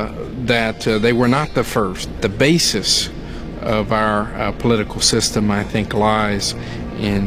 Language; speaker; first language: English; native; English